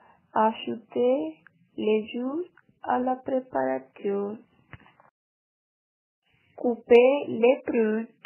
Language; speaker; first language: French; non-native, learner; Spanish